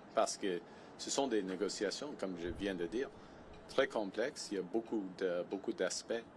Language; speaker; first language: French; non-native, local second language; English